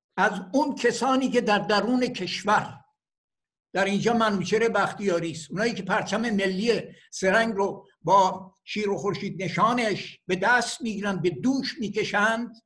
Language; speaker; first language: Persian; native; Persian